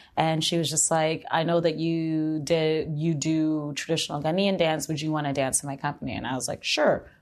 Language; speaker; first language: English; native; English